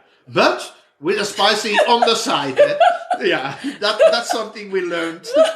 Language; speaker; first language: English; non-native, fluent; Dutch